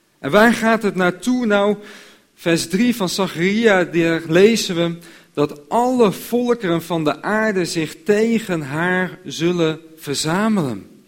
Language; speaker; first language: Dutch; native; Dutch